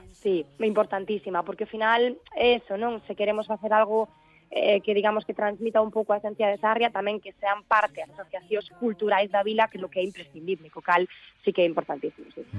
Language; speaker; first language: Galician; native; Galician